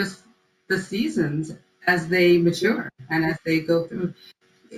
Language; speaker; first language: English; early bilingual, other home language; Spanish